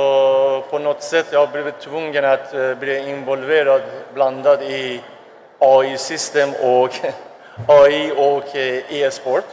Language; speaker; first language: Swedish; non-native, fluent; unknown